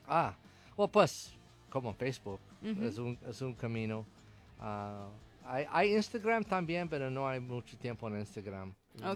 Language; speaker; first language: Spanish; non-native, learner; English